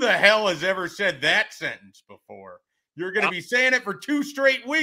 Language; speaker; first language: English; native; English